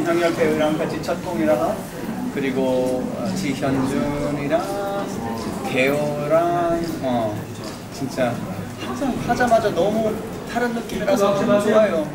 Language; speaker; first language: Korean; early bilingual, heritage; English